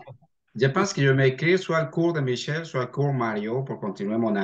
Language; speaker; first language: French; non-native, fluent; Spanish